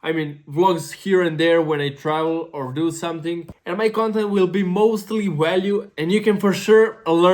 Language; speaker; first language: English; non-native, fluent; Serbian